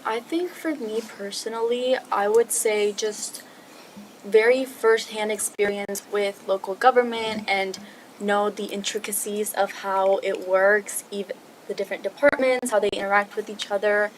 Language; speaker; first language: English; early bilingual, other home language; Spanish